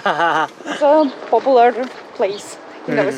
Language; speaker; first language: English; non-native, learner; Russian